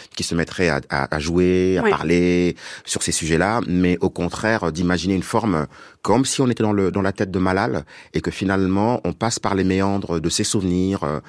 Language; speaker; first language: French; non-native, local second language; Wolof